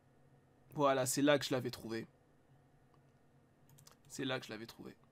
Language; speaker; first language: French; native; French